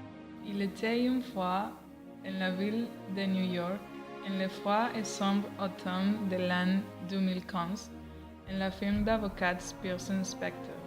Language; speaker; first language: French; non-native, learner; Spanish